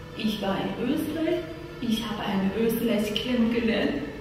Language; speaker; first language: German; non-native, learner; Chinese